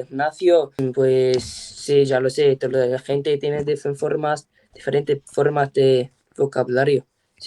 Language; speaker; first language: Spanish; non-native, learner; English